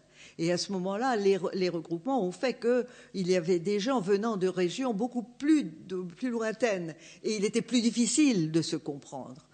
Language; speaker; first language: French; native; French